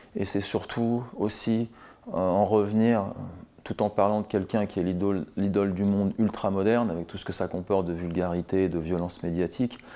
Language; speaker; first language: French; native; French